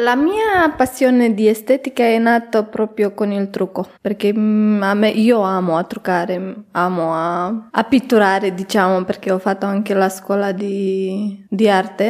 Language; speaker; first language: Italian; non-native, fluent; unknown